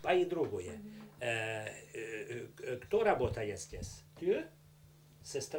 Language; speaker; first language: Russian; non-native, learner; Hungarian